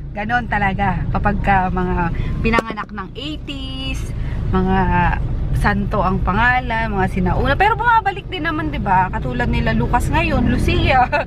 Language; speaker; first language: Filipino; native; Filipino